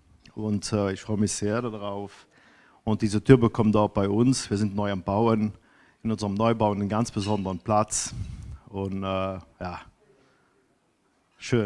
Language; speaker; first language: German; non-native, local second language; Luxembourgish